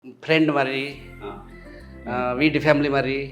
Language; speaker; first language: Tamil; non-native, learner; Hindi